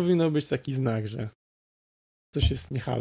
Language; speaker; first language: Polish; native; Polish